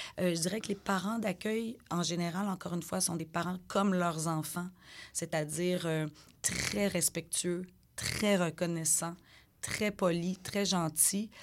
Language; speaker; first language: French; native; French